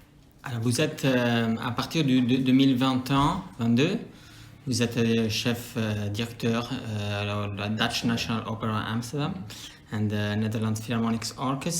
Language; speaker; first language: French; non-native, fluent; Italian